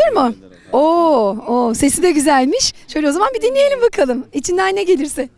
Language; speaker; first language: Turkish; native; Turkish